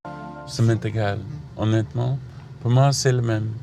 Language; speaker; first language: French; non-native, fluent; English